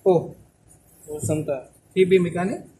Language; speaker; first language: English; non-native, learner; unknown